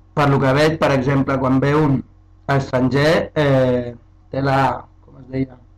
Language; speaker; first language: Catalan; early bilingual, other home language; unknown